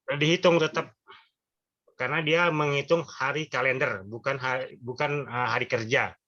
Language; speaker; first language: Indonesian; native; Indonesian